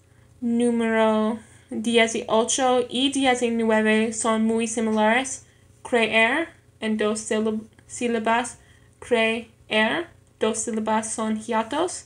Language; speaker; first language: Spanish; non-native, learner; English